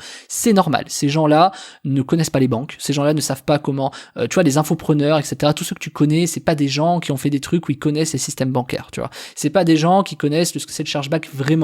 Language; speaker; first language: French; native; French